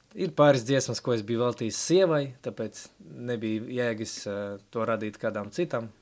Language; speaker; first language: Latvian; non-native, local second language; Russian